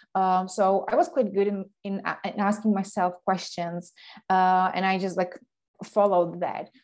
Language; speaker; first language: English; non-native, fluent; Slovak